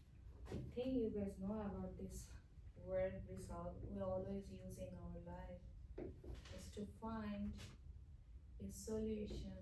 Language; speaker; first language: English; non-native, fluent; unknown